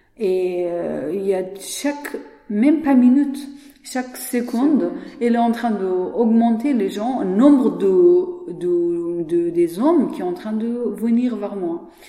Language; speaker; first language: French; non-native, learner; Persian